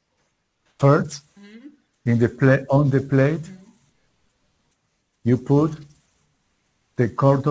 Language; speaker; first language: English; non-native, learner; Spanish